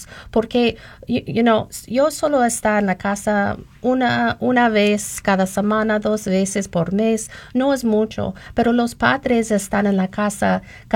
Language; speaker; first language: Spanish; non-native, learner; English